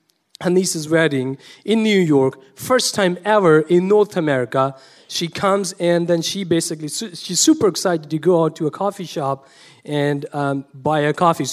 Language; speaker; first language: English; non-native, local second language; Punjabi